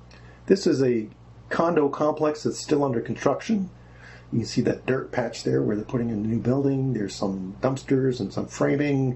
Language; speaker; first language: English; native; English